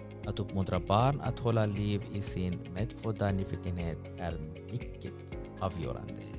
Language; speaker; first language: Swedish; non-native, fluent; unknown